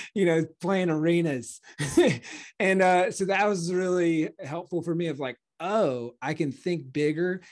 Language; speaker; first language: English; native; English